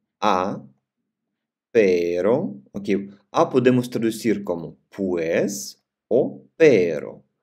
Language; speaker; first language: Spanish; non-native, fluent; Russian